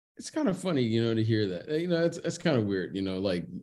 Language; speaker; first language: English; native; English